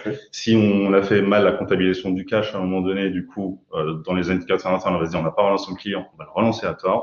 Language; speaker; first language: French; native; French